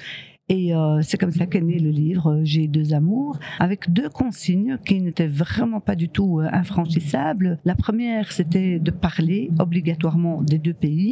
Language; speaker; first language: French; early bilingual, other home language; Riffian